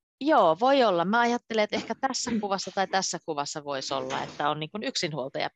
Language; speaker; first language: Finnish; native; Finnish